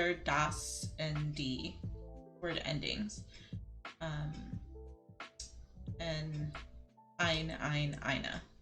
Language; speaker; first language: German; non-native, learner; English